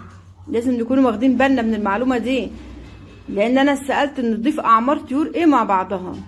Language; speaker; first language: Arabic; native; Arabic